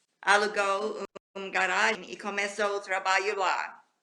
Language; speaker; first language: Portuguese; non-native, fluent; English